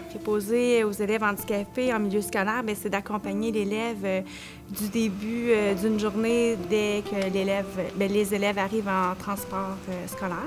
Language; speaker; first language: French; native; French